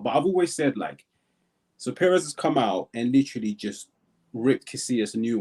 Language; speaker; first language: English; native; English